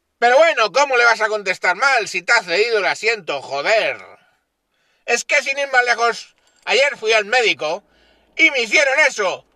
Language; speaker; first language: Spanish; native; Spanish